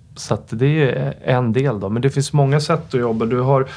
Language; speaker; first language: Swedish; native; Swedish